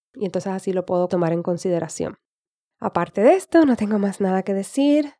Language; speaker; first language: Spanish; native; Spanish